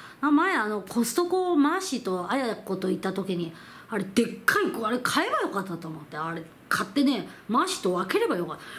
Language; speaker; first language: Japanese; non-native, fluent; Korean